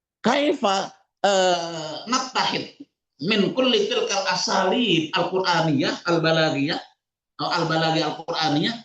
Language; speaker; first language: Arabic; non-native, fluent; Indonesian